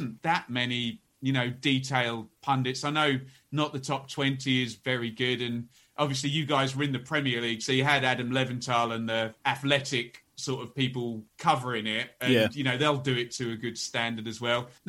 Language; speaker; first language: English; native; English